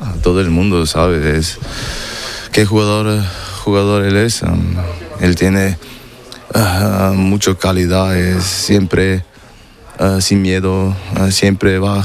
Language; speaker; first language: Spanish; non-native, learner; German